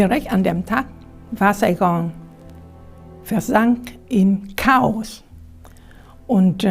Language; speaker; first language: German; non-native, fluent; Vietnamese